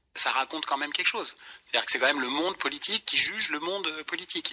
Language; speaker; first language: French; native; French